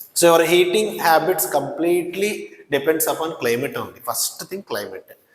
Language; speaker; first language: English; non-native, local second language; Telugu